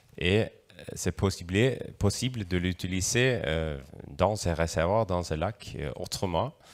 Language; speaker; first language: French; non-native, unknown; Norwegian